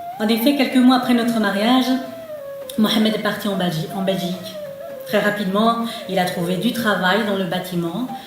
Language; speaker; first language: French; non-native, local second language; Arabic